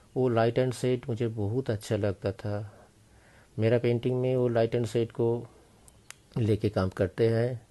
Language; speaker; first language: Hindi; native; Hindi